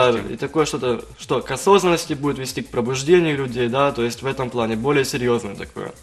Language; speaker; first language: Russian; native; Russian